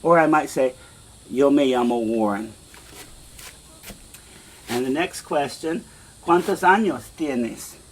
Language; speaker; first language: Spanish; non-native, fluent; English